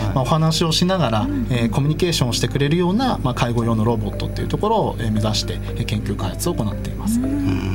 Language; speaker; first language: Japanese; native; Japanese